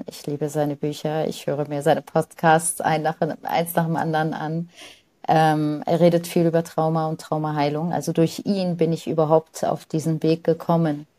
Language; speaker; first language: German; early bilingual, other home language; Arabic